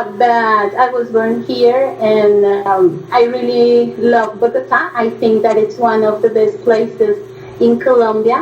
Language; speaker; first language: English; non-native, learner; Spanish